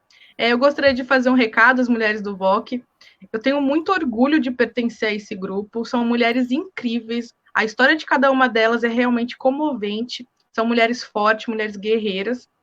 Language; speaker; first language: Portuguese; native; Portuguese